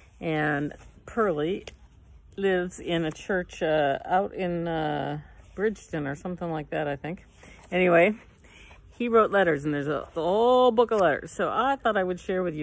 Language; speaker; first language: English; native; English